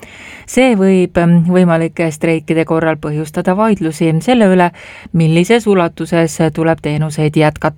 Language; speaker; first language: Estonian; native; Estonian